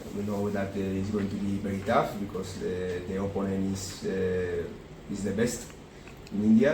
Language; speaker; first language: English; non-native, learner; Spanish